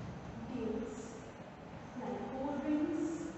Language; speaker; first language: English; non-native, local second language; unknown